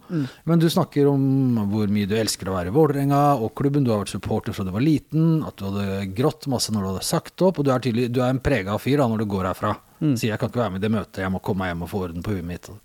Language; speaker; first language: Norwegian; native; Norwegian